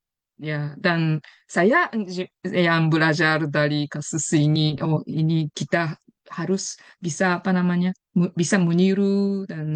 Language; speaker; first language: Indonesian; non-native, fluent; Japanese